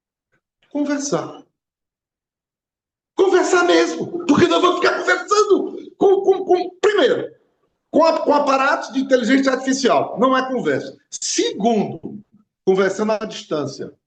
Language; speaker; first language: Portuguese; native; Portuguese